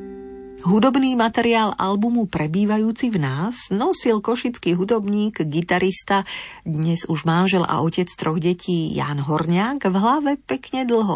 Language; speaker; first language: Slovak; native; Slovak